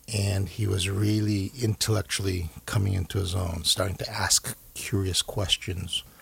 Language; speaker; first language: English; native; English